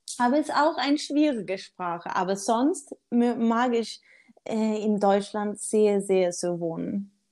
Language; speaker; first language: German; non-native, learner; Swedish